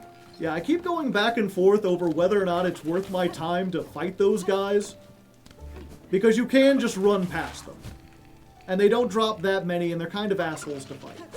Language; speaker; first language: English; native; English